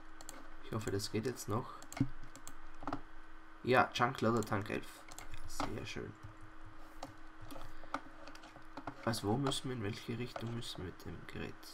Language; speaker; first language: German; native; German